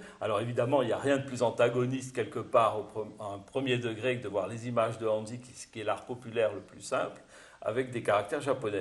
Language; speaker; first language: French; native; French